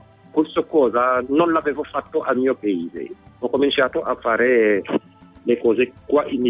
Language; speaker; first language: Italian; non-native, fluent; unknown